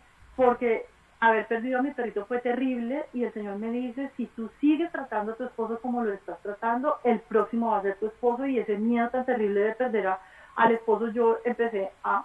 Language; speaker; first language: Spanish; native; Spanish